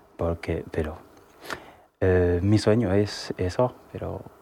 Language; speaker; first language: Spanish; non-native, learner; Haitian Creole